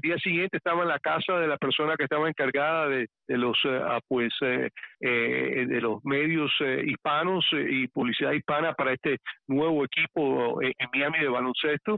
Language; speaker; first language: Spanish; early bilingual, heritage; Spanish